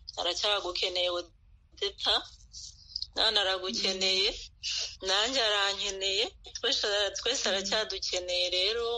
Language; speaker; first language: Kinyarwanda; native; Kinyarwanda